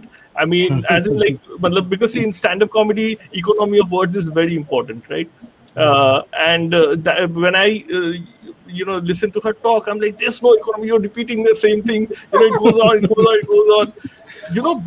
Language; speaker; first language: English; non-native, local second language; Bangla